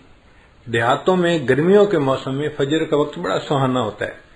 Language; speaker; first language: Urdu; native; Urdu